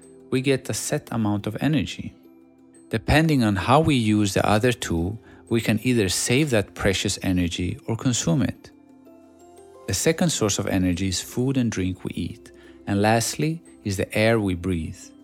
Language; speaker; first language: English; non-native, fluent; Swedish